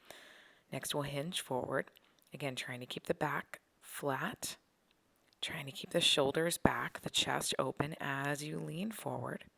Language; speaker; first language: English; native; English